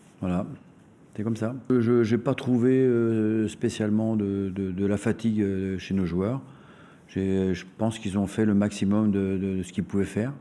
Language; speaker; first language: French; native; French